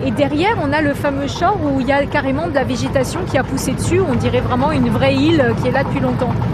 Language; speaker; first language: French; native; French